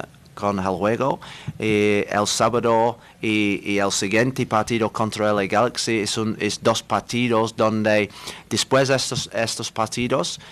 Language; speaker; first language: Spanish; non-native, learner; English